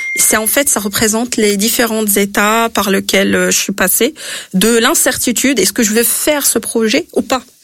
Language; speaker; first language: French; non-native, local second language; Arabic